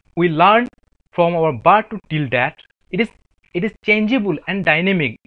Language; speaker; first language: English; non-native, local second language; Assamese